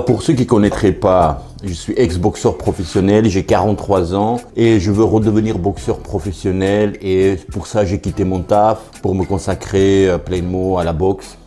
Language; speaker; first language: French; native; French